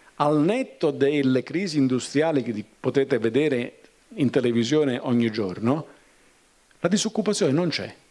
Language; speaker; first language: Italian; native; Italian